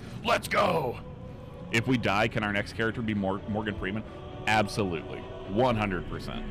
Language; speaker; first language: English; native; English